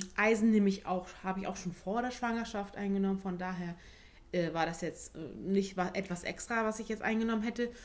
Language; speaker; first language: German; early bilingual, other home language; Turkish